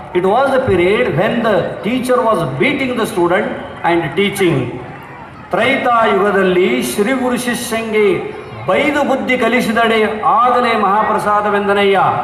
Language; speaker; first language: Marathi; non-native, local second language; Kannada